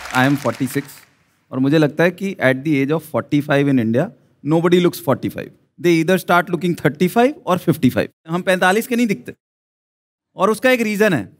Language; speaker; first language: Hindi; native; Hindi